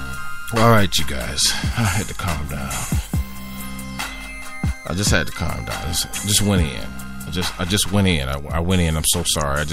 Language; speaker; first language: English; native; English